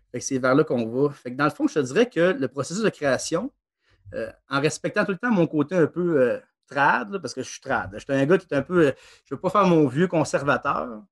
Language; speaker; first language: French; native; French